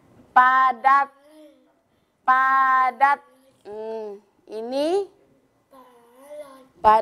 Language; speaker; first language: Indonesian; native; Indonesian